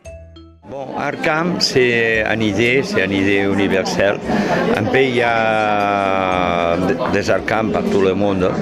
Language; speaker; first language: French; non-native, fluent; Catalan